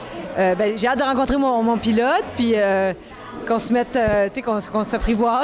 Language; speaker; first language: French; native; French